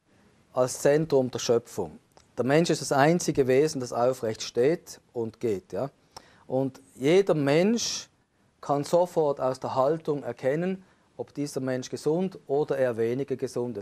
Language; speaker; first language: German; native; German